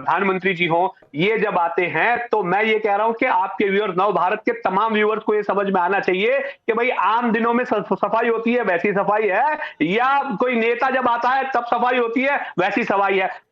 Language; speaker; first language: Hindi; native; Hindi